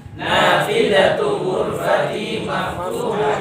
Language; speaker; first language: Arabic; non-native, learner; Indonesian